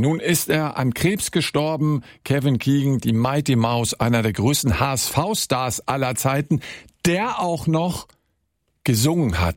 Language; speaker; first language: German; native; German